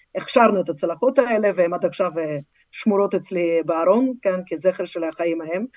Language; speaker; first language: Hebrew; non-native, fluent; Russian